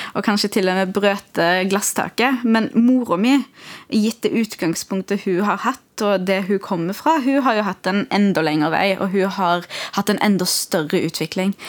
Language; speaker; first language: Norwegian; early bilingual, other home language; Arabic